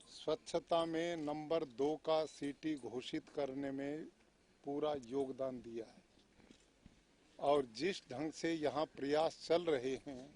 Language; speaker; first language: Hindi; native; Hindi